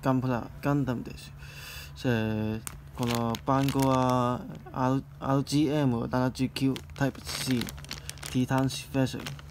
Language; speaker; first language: Japanese; non-native, learner; Cantonese